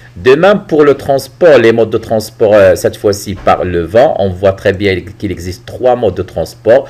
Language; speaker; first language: French; non-native, local second language; Arabic